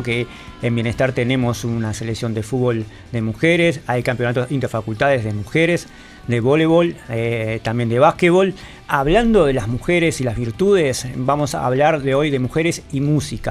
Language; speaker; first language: Spanish; native; Spanish